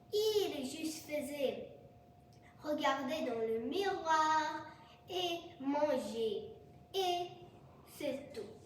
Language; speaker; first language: French; non-native, learner; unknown